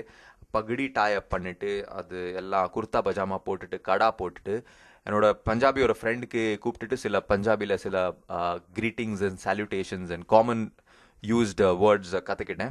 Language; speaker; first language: Tamil; early bilingual, heritage; Tamil